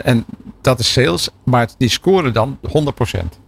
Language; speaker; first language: Dutch; native; Dutch